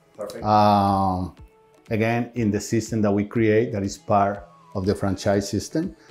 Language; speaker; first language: English; non-native, fluent; Spanish